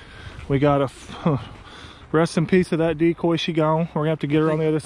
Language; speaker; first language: English; native; English